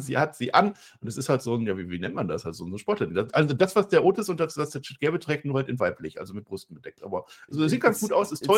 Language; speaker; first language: German; native; German